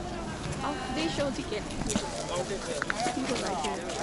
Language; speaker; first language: English; non-native, learner; Lao